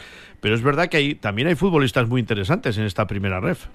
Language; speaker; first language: Spanish; native; Spanish